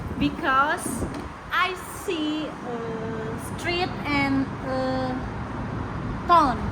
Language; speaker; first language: English; non-native, learner; Indonesian